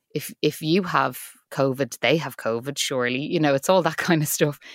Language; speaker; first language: English; native; English